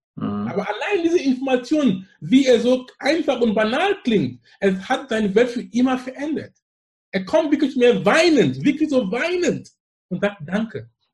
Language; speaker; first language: German; non-native, fluent; English